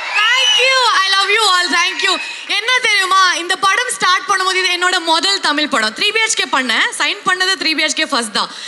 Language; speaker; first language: Tamil; non-native, learner; Kannada